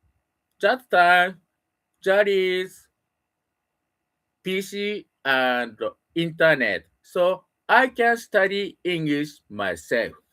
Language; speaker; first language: English; non-native, learner; Japanese